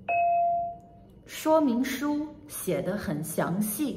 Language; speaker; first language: Chinese; native; Chinese